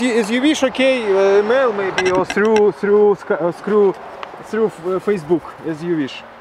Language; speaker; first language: English; non-native, learner; Russian